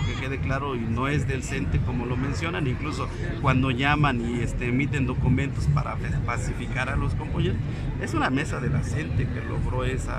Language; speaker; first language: Spanish; native; Spanish